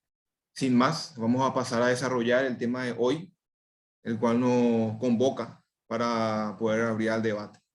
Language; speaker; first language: Spanish; native; Spanish